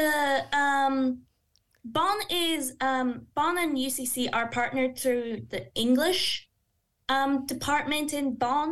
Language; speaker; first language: English; native; English